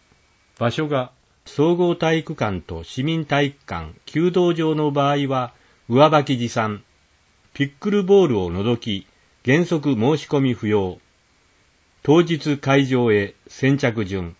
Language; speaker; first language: Japanese; native; Japanese